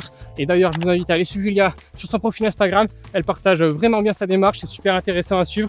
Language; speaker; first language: French; native; French